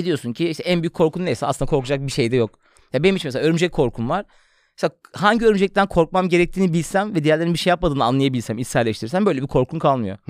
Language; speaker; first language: Turkish; native; Turkish